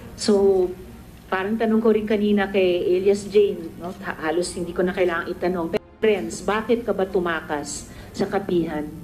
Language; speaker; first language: Filipino; native; Filipino